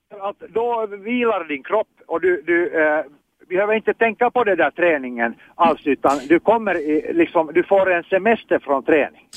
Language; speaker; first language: Swedish; non-native, fluent; Finnish